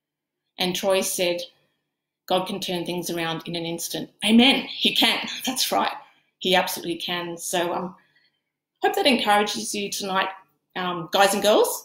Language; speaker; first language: English; native; English